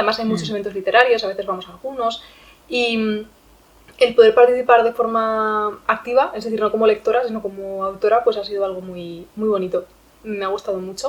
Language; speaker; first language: Spanish; native; Spanish